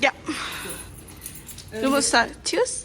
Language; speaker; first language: German; non-native, learner; Malayalam